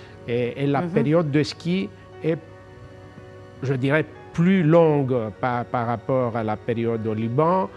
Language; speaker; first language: French; non-native, fluent; Greek